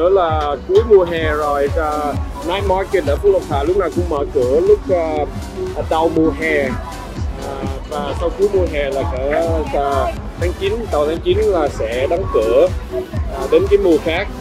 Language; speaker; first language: Vietnamese; early bilingual, heritage; Vietnamese